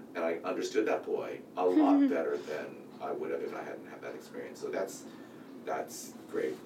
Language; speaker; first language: English; native; English